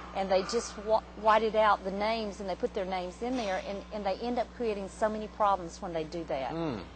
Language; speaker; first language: English; native; English